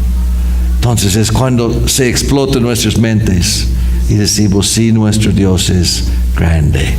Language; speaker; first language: Spanish; non-native, fluent; English